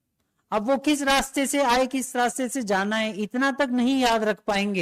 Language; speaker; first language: Hindi; native; Hindi